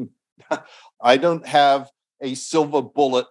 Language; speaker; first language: English; native; English